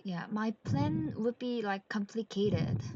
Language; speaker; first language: English; non-native, learner; Korean